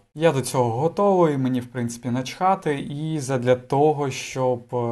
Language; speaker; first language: Ukrainian; non-native, local second language; Russian